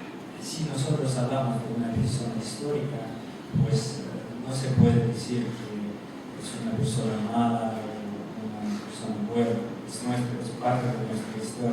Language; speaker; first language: Spanish; non-native, fluent; Russian